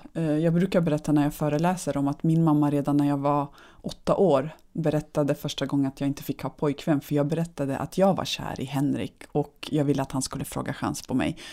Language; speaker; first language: Swedish; early bilingual, other home language; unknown